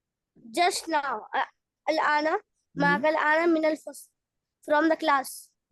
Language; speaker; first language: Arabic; non-native, learner; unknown